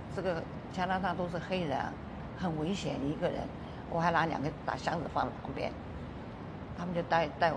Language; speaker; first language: Chinese; native; Chinese